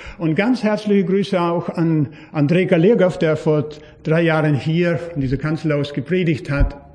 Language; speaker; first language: German; native; German